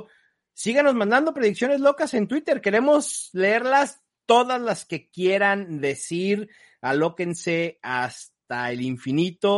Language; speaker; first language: Spanish; native; Spanish